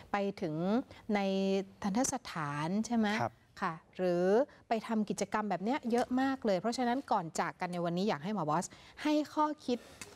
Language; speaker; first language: Thai; native; Thai